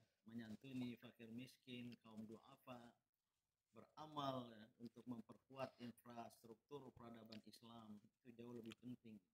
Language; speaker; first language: Indonesian; native; Indonesian